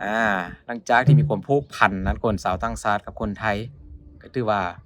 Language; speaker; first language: Thai; non-native, local second language; Northeastern Thai